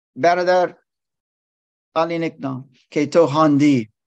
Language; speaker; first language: Persian; non-native, learner; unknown